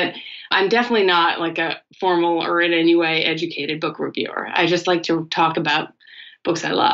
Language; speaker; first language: English; native; English